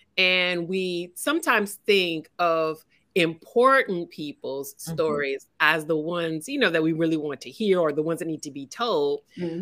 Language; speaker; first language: English; native; English